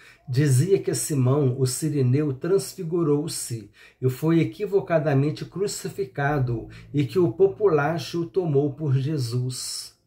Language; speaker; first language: Portuguese; native; Portuguese